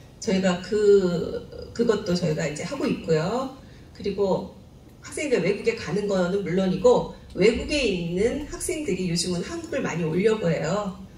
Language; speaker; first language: Korean; native; Korean